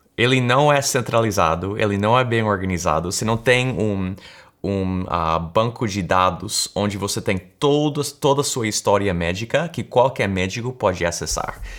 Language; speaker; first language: Portuguese; early bilingual, heritage; Portuguese